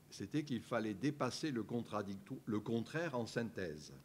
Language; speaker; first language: French; native; French